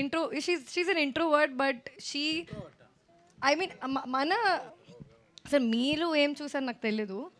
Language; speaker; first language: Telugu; non-native, fluent; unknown